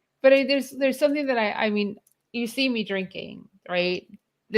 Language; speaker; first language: English; native; English